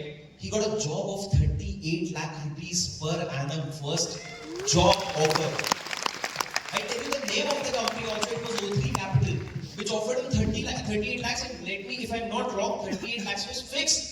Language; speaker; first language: English; non-native, local second language; Hindi